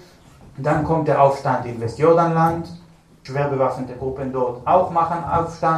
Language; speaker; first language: German; non-native, fluent; Hebrew